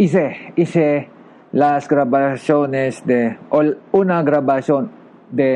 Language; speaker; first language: Spanish; non-native, learner; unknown